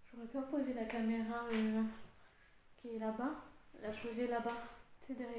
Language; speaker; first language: French; native; French